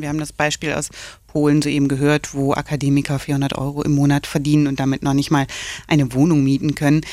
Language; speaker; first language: German; native; German